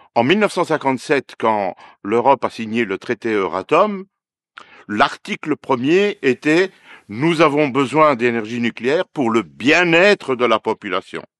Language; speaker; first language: French; native; French